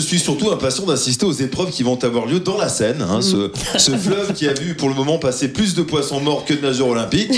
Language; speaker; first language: French; native; French